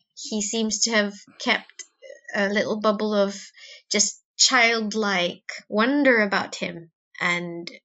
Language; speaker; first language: English; non-native, local second language; Cebuano